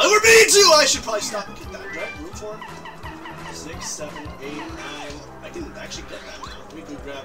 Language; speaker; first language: English; native; English